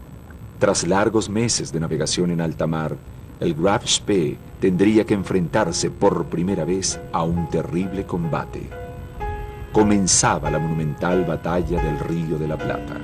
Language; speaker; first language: Spanish; native; Spanish